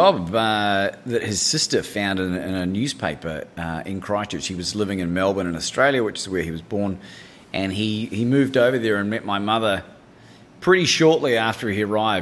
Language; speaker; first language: English; native; English